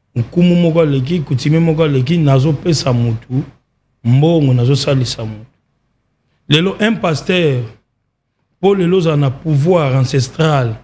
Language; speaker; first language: Lingala; non-native, local second language; Kongo